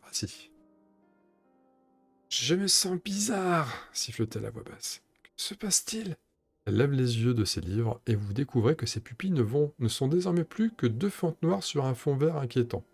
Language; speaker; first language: French; native; French